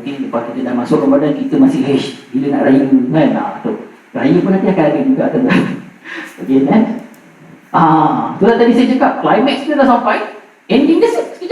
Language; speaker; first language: Malay; native; Malay